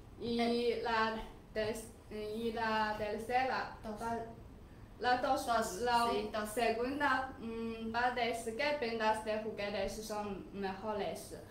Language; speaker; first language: Spanish; non-native, learner; Chinese